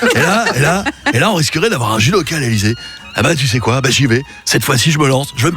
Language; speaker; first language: French; native; French